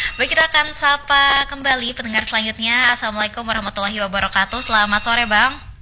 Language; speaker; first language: Indonesian; native; Indonesian